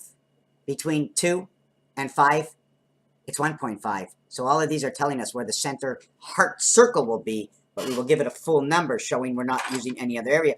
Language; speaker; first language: English; native; English